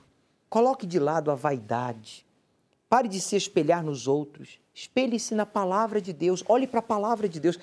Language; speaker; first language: Portuguese; native; Portuguese